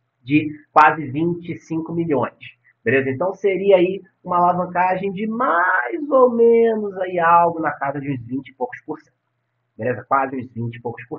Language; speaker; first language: Portuguese; native; Portuguese